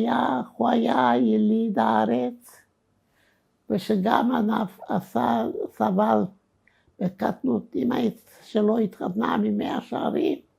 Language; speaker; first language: Hebrew; non-native, fluent; Romanian